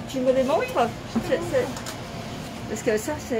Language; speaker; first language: French; non-native, fluent; Italian